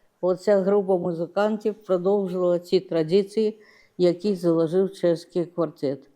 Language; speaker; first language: Ukrainian; non-native, local second language; Russian